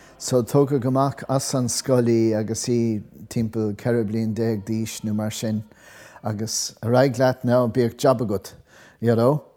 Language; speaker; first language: Irish; non-native, local second language; English